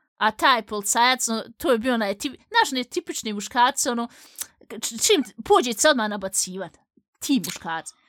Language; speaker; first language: Bosnian; early bilingual, heritage; Bosnian